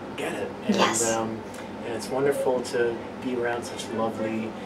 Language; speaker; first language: English; native; English